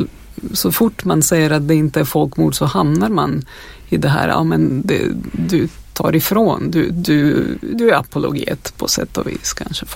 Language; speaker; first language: Swedish; non-native, fluent; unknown